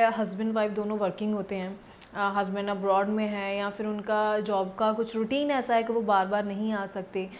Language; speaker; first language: Hindi; non-native, local second language; Punjabi